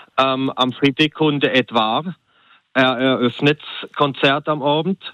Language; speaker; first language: German; native; German